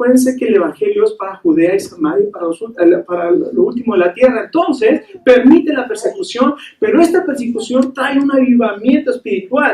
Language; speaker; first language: Spanish; native; Spanish